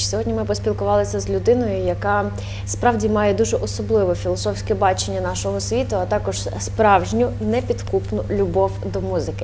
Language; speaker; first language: Ukrainian; native; Ukrainian